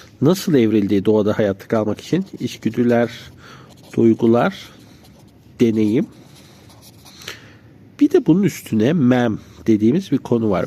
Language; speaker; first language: Turkish; native; Turkish